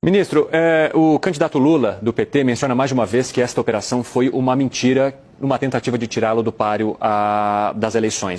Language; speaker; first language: Portuguese; native; Portuguese